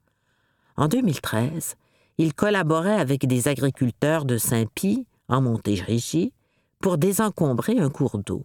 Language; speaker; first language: French; native; French